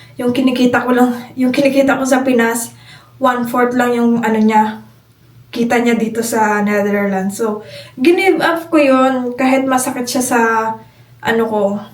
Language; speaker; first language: Filipino; native; Filipino